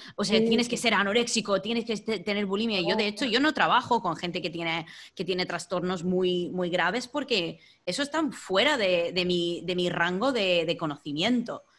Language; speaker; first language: Spanish; non-native, fluent; English